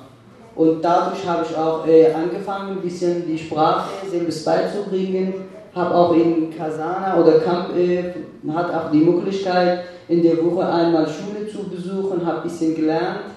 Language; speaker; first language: German; non-native, fluent; Kurdish